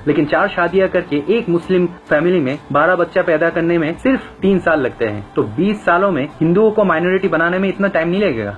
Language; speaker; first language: Hindi; non-native, fluent; Bangla